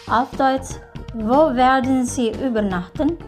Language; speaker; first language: German; non-native, fluent; Indonesian